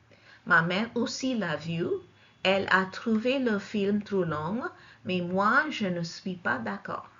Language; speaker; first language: French; non-native, fluent; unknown